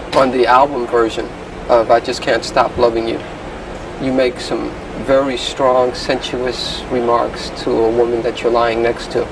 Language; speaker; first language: English; native; English